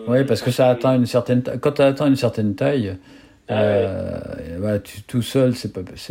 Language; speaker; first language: French; native; French